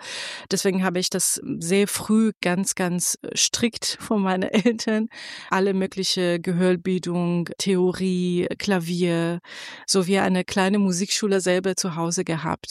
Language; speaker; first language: German; non-native, fluent; Persian